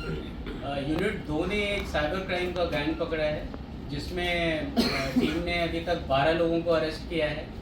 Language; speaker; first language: Hindi; non-native, local second language; Marathi